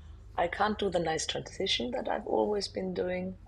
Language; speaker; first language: English; non-native, fluent; German